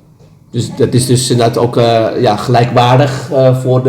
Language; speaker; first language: Dutch; non-native, fluent; Indonesian